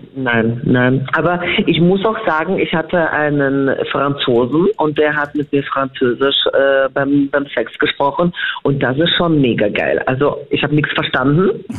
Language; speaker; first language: German; non-native, fluent; Polish